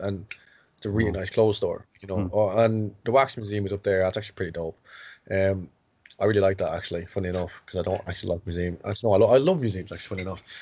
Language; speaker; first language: English; native; English